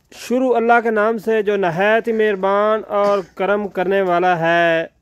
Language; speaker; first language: Urdu; non-native, local second language; Punjabi